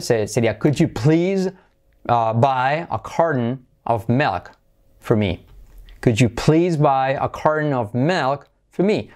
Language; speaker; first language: English; non-native, fluent; Spanish